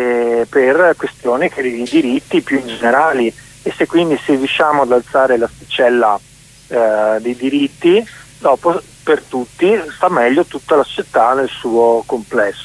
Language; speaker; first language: Italian; native; Italian